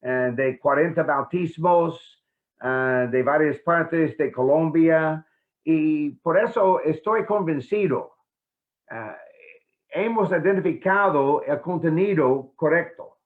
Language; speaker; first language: Spanish; non-native, fluent; English